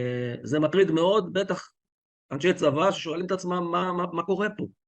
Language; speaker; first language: Hebrew; native; Hebrew